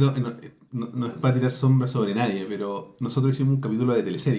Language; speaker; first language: Spanish; native; Spanish